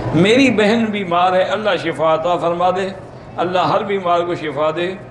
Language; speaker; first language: Urdu; native; Urdu